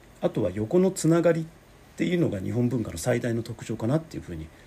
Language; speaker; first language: Japanese; native; Japanese